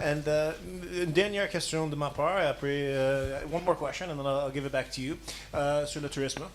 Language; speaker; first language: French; non-native, fluent; English